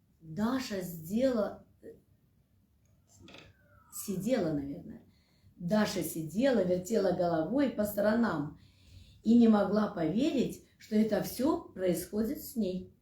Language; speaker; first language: Russian; native; Russian